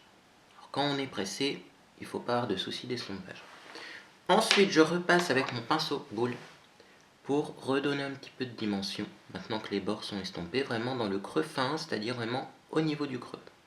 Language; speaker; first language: French; native; French